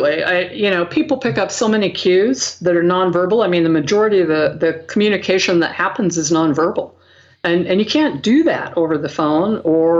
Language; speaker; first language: English; native; English